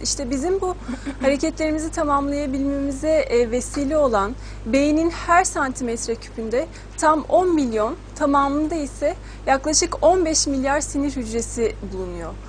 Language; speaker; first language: Turkish; native; Turkish